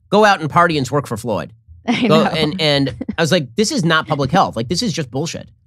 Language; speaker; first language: English; native; English